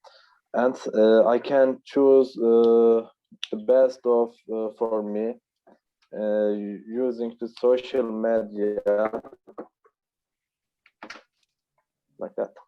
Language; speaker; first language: English; non-native, learner; Turkish